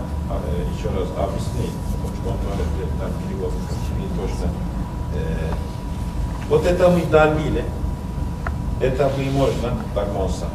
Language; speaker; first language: Russian; non-native, learner; Turkish